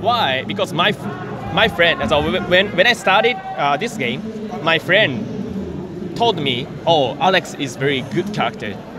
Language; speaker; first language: English; non-native, fluent; Japanese